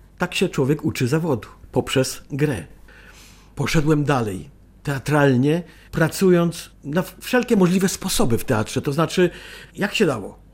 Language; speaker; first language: Polish; native; Polish